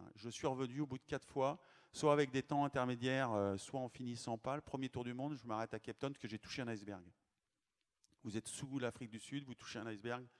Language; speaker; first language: French; native; French